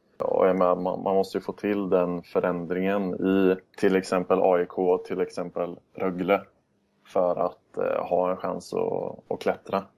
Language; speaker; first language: Swedish; native; Swedish